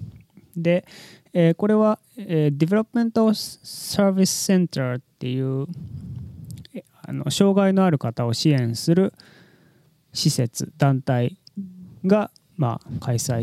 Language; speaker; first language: Japanese; native; Japanese